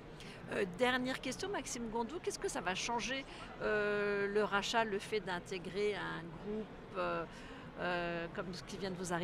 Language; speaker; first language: French; native; French